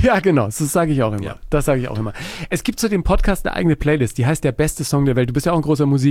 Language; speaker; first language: German; native; German